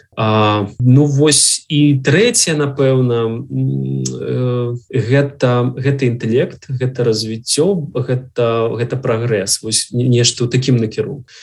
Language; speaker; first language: Belarusian; native; Belarusian